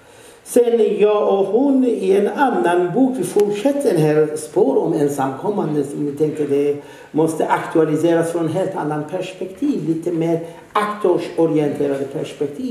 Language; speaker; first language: Swedish; non-native, fluent; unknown